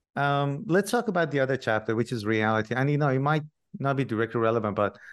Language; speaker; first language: English; non-native, fluent; Persian